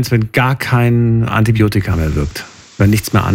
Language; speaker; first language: German; native; German